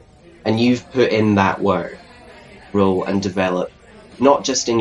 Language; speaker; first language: English; native; English